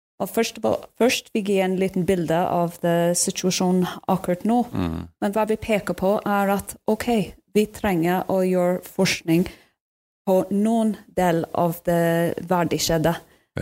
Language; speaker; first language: Norwegian; non-native, fluent; English